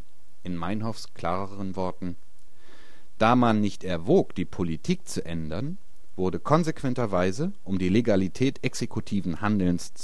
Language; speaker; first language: German; native; German